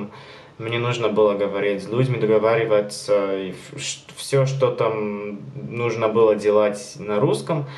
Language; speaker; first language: Russian; non-native, learner; Polish